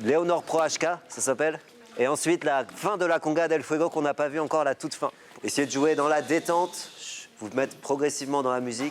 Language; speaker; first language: French; native; French